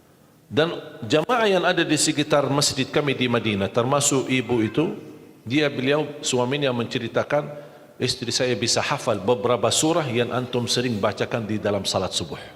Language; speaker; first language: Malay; non-native, fluent; Arabic